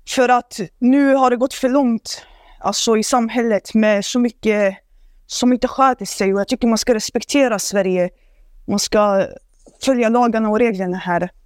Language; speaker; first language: Swedish; early bilingual, other home language; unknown